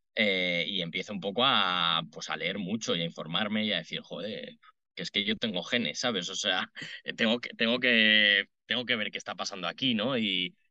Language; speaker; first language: Spanish; native; Spanish